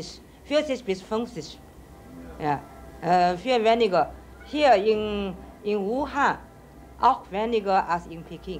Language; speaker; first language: German; non-native, learner; Chinese